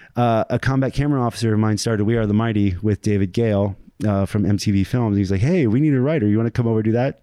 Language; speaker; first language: English; native; English